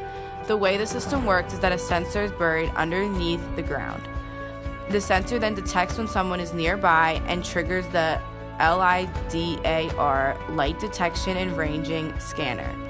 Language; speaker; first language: English; native; English